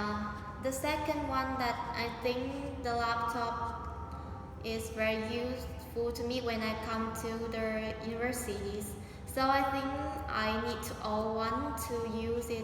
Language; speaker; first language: English; non-native, learner; Vietnamese